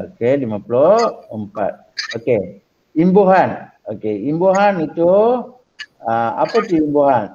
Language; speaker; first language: Malay; non-native, local second language; Tamil